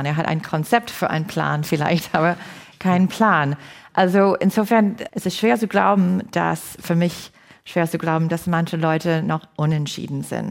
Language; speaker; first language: German; non-native, fluent; English